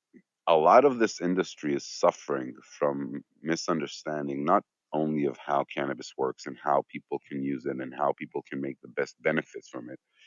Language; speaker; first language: English; non-native, fluent; Hebrew